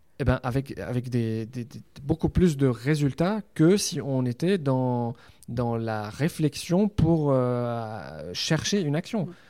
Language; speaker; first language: French; non-native, local second language; Arabic